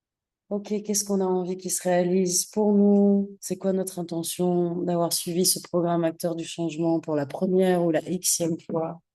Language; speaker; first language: French; native; French